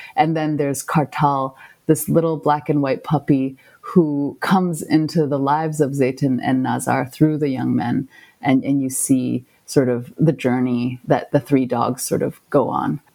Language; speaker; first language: English; non-native, local second language; Cantonese